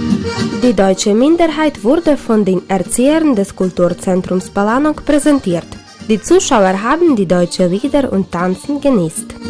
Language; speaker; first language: German; non-native, fluent; Ukrainian